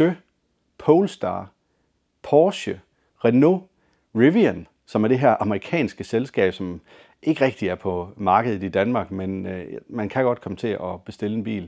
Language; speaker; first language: Danish; native; Danish